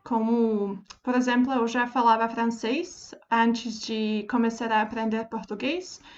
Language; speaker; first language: Portuguese; non-native, fluent; Slovak